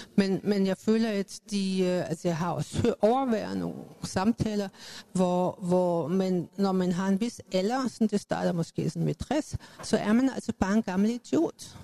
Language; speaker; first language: Danish; native; Danish